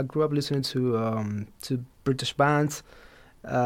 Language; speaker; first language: English; non-native, fluent; Spanish